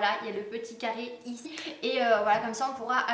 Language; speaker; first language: French; native; French